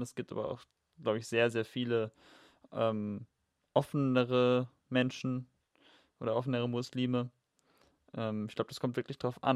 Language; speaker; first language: German; native; German